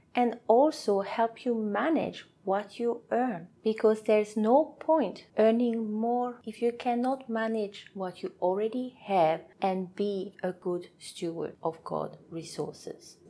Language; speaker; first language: English; non-native, fluent; French